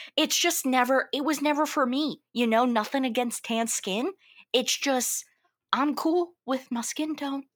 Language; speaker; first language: English; early bilingual, other home language; Italian